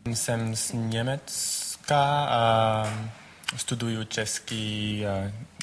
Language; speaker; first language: Czech; non-native, learner; German